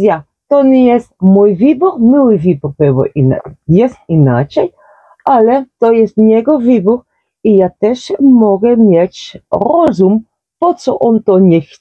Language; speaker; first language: Polish; non-native, learner; Dutch